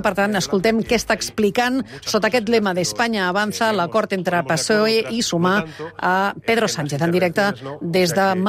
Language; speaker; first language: Catalan; native; Catalan